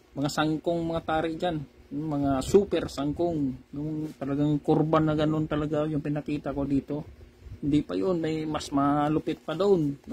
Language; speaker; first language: Filipino; non-native, local second language; Cebuano